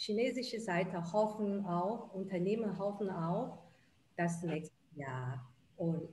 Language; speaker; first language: German; non-native, fluent; Chinese